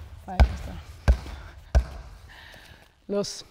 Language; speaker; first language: German; non-native, learner; Portuguese